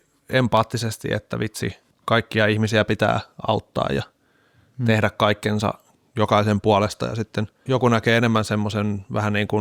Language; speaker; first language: Finnish; native; Finnish